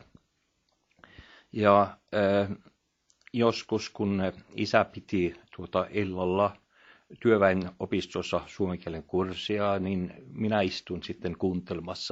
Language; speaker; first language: Finnish; early bilingual, heritage; Norwegian